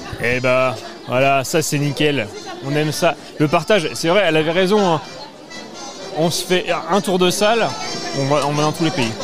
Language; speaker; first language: French; native; French